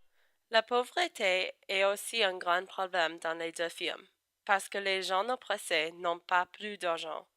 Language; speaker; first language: French; non-native, fluent; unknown